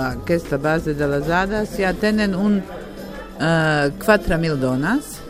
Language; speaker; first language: Catalan; non-native, fluent; Bosnian